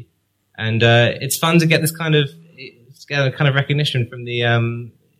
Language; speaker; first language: English; native; English